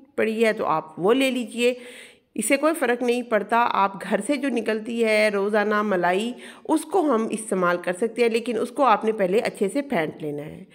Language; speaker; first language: Urdu; native; Urdu